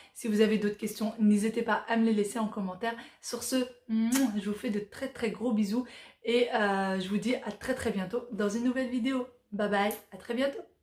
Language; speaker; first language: French; early bilingual, other home language; Arabic